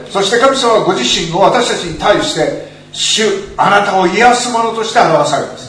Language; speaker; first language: Japanese; native; Japanese